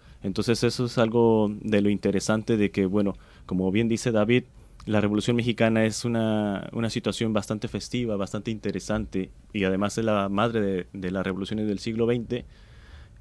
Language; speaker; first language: Spanish; native; Spanish